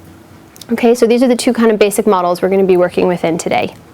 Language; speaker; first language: English; native; English